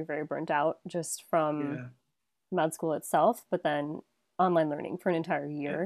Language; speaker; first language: English; native; English